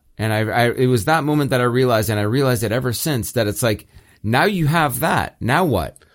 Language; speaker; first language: English; early bilingual, other home language; Italian